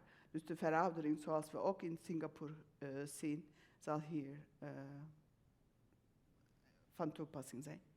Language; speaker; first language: Dutch; non-native, fluent; Turkish